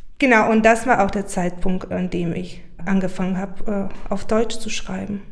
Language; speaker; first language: German; non-native, fluent; Bulgarian